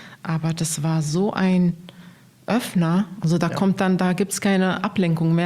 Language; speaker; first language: German; non-native, fluent; Arabic